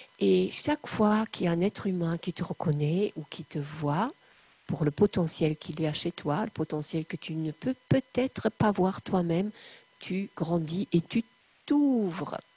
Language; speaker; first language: French; non-native, fluent; German